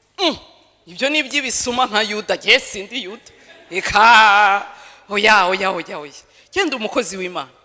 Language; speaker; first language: Kinyarwanda; early bilingual, heritage; Kinyarwanda